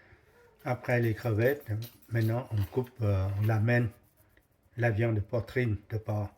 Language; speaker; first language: French; non-native, fluent; Vietnamese